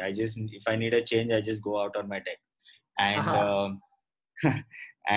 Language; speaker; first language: English; non-native, local second language; Gujarati